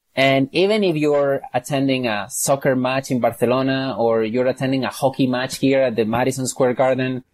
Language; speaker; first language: English; non-native, fluent; Catalan